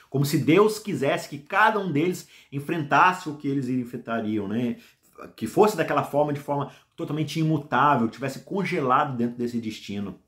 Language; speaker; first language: Portuguese; native; Portuguese